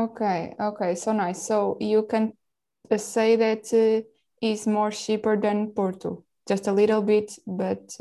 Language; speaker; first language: English; non-native, local second language; Portuguese